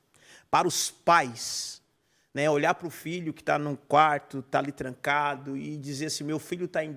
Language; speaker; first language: Portuguese; native; Portuguese